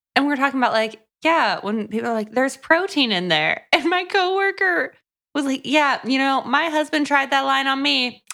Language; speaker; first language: English; native; English